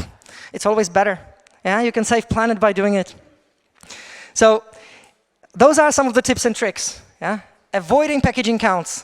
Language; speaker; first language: English; non-native, fluent; Czech